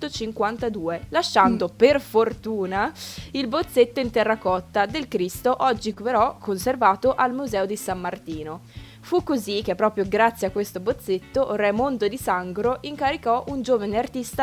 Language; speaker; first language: Italian; native; Italian